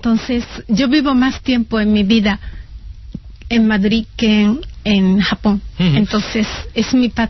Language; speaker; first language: Spanish; non-native, fluent; Japanese